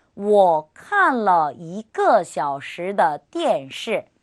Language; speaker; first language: Chinese; non-native, fluent; Korean